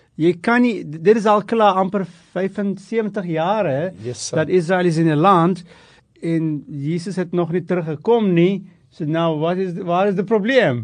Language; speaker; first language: Afrikaans; non-native, local second language; English